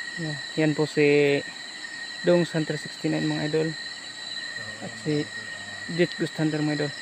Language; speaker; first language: Filipino; non-native, local second language; Cebuano